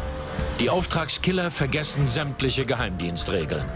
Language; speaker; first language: German; native; German